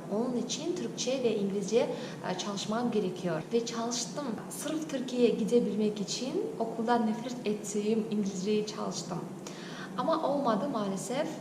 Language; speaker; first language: Turkish; non-native, fluent; Kazakh